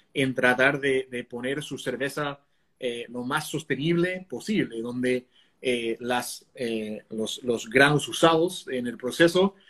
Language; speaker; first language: Spanish; non-native, fluent; English